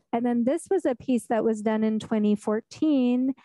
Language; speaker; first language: English; native; English